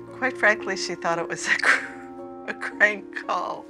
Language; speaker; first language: English; native; English